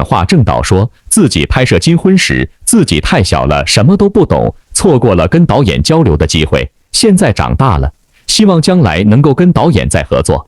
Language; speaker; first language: Chinese; native; Chinese